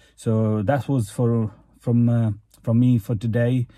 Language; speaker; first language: English; non-native, local second language; Punjabi